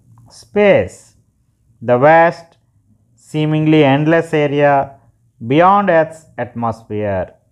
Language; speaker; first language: English; non-native, local second language; Telugu